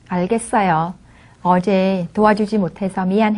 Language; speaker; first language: Korean; non-native, fluent; Vietnamese